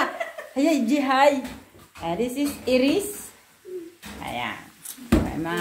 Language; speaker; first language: English; non-native, learner; Filipino